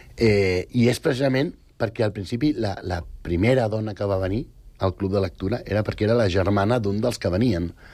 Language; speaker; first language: Catalan; non-native, local second language; Spanish